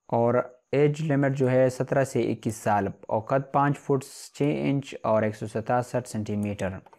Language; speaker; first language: Urdu; non-native, local second language; Pashto